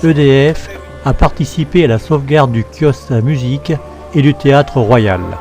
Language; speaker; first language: French; native; French